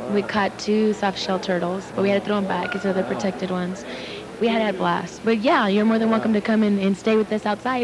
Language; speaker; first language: English; native; English